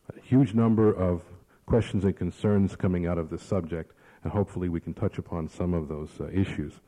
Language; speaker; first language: English; early bilingual, other home language; Spanish